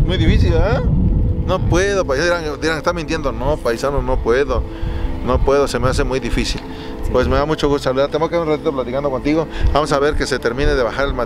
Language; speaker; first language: Spanish; native; Spanish